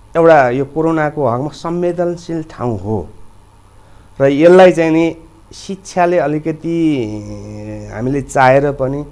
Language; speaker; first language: Nepali; native; Nepali